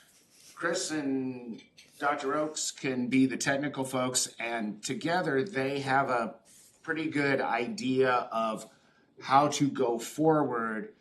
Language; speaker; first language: English; native; English